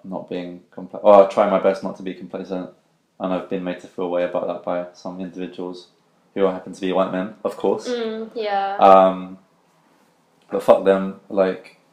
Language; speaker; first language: English; native; English